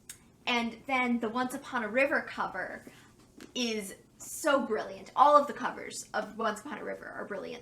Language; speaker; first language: English; native; English